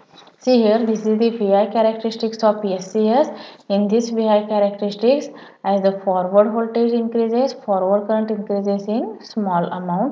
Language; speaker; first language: English; non-native, local second language; Marathi